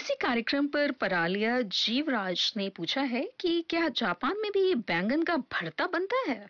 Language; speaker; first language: Hindi; native; Hindi